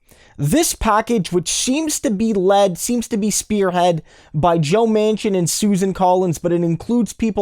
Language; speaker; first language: English; native; English